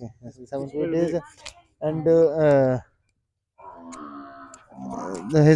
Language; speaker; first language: English; non-native, local second language; Punjabi